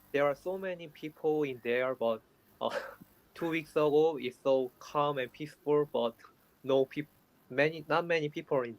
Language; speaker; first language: English; non-native, learner; Korean